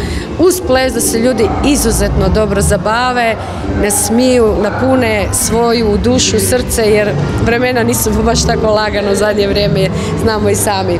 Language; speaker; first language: Croatian; native; Croatian